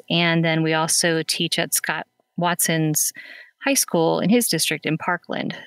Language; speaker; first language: English; native; English